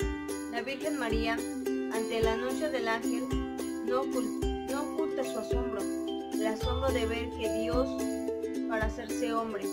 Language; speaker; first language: Spanish; native; Spanish